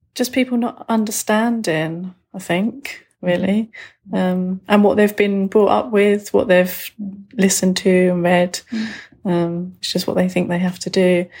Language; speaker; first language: English; native; English